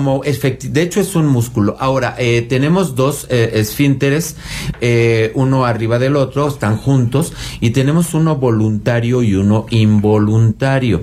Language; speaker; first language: Spanish; native; Spanish